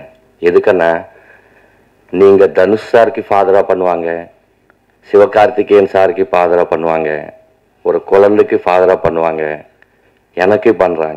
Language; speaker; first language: Tamil; non-native, learner; Telugu